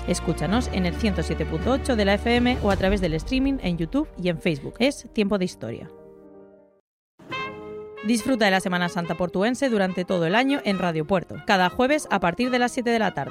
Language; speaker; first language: Spanish; native; Spanish